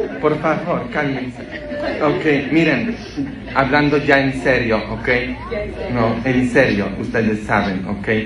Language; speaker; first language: Spanish; non-native, fluent; Polish